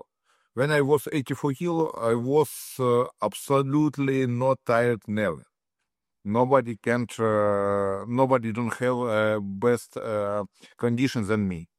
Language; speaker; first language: English; non-native, learner; Russian